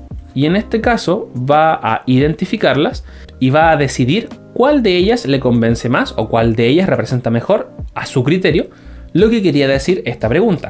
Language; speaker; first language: Spanish; native; Spanish